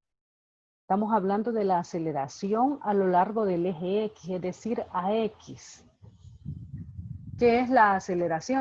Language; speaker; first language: Spanish; native; Spanish